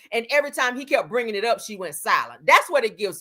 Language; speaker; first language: English; native; English